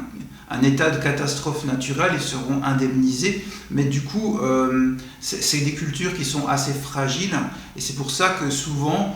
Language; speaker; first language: French; native; French